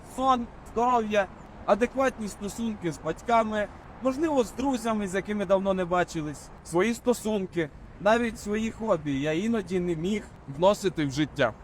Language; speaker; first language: Ukrainian; non-native, local second language; Russian